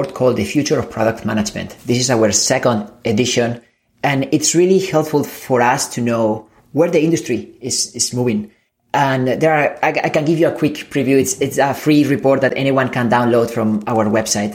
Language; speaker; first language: English; non-native, fluent; Spanish